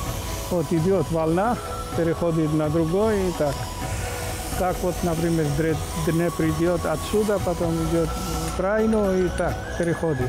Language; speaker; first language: Russian; non-native, fluent; Georgian